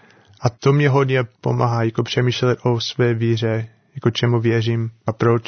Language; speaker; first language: Czech; non-native, learner; English